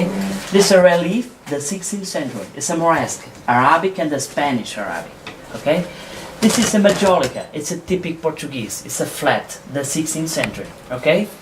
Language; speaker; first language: English; non-native, learner; Portuguese